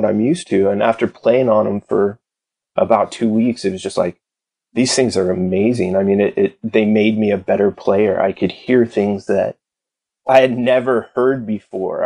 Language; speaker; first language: English; native; English